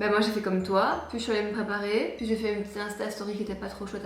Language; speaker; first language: French; native; French